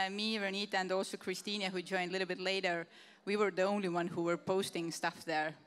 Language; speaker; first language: English; non-native, fluent; Estonian